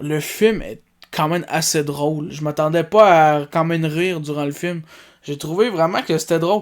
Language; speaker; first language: French; native; French